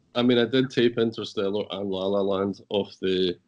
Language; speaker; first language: English; native; English